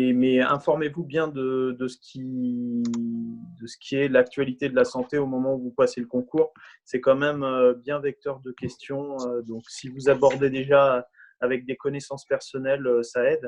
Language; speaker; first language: French; native; French